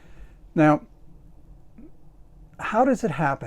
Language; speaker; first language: English; native; English